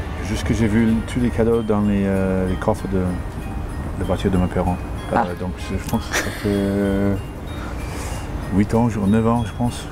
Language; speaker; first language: French; non-native, learner; English